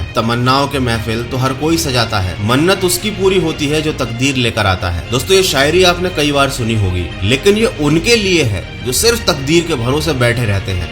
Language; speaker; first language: Hindi; native; Hindi